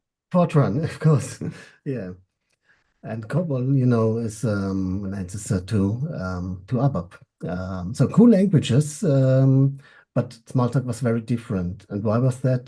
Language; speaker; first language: English; non-native, fluent; German